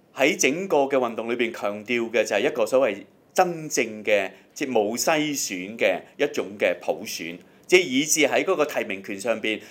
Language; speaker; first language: Cantonese; native; Cantonese